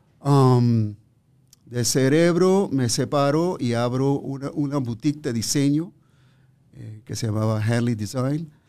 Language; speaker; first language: Spanish; native; Spanish